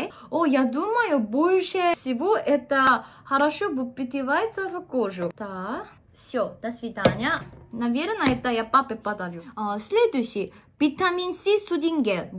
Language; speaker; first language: Russian; non-native, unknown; Korean